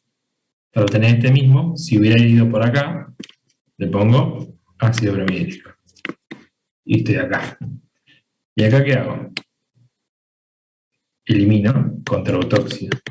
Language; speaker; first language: Spanish; native; Spanish